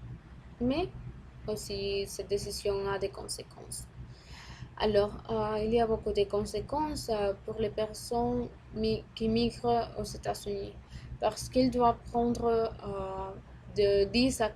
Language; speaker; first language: French; non-native, learner; Spanish